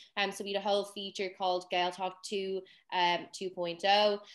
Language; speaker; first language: English; native; English